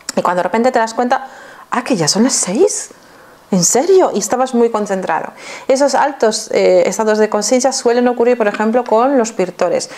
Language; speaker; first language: Spanish; non-native, fluent; Polish